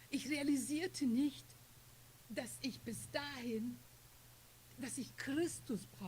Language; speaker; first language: German; non-native, fluent; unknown